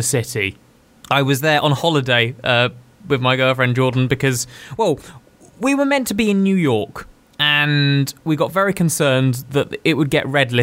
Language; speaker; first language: English; native; English